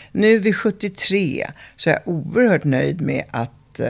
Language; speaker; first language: Swedish; early bilingual, other home language; Italian